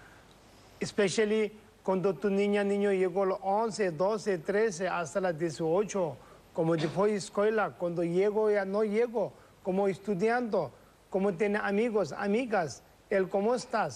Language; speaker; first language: Spanish; non-native, learner; Tibetan